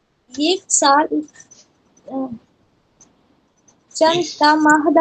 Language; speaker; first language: Persian; non-native, learner; Urdu